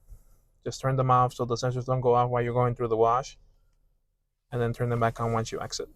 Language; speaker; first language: English; native; English